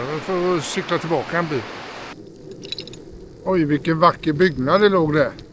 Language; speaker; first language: Swedish; native; Swedish